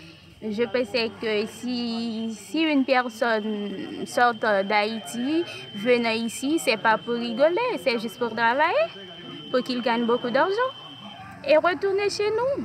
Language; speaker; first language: French; non-native, local second language; Haitian Creole